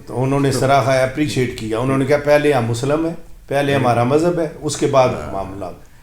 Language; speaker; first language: Urdu; non-native, local second language; Punjabi